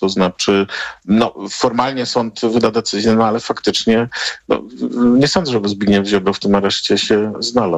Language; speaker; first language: Polish; native; Polish